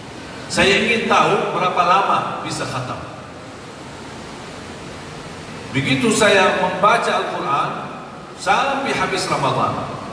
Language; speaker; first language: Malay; non-native, fluent; Arabic